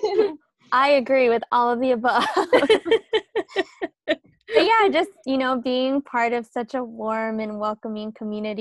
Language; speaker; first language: English; early bilingual, other home language; Filipino